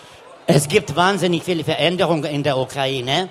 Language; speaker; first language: German; non-native, fluent; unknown